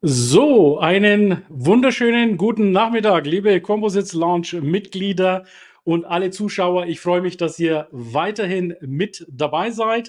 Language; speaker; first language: German; native; German